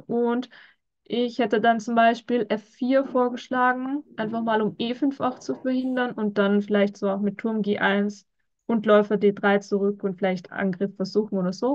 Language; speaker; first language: German; native; German